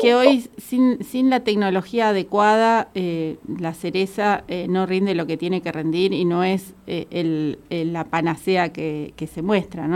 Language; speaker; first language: Spanish; native; Spanish